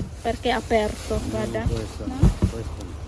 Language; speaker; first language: Italian; non-native, learner; Filipino